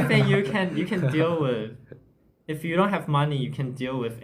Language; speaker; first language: English; non-native, learner; Chinese